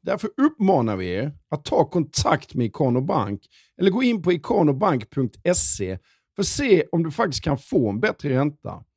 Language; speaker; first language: Swedish; native; Swedish